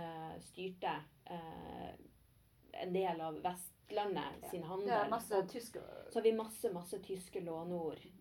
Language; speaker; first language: Norwegian; native; Norwegian